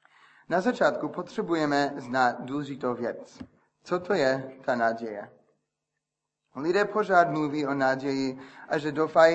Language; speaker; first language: Czech; non-native, fluent; English